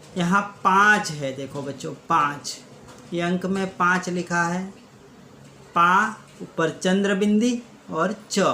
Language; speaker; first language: Hindi; non-native, local second language; Gujarati